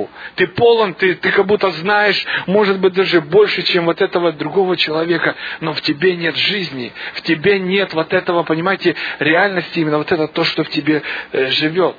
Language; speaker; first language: Russian; native; Russian